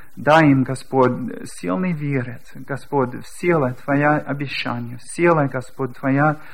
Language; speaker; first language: Russian; non-native, learner; English